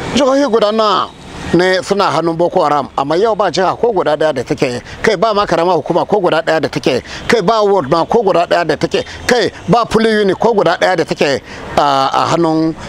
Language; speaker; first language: Hausa; non-native, local second language; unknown